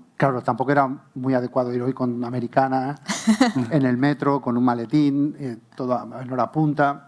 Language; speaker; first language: Spanish; native; Spanish